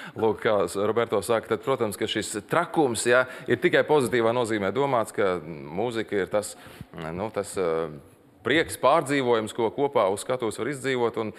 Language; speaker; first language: Latvian; native; Latvian